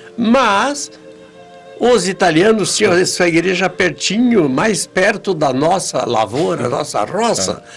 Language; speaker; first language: Portuguese; early bilingual, other home language; Polish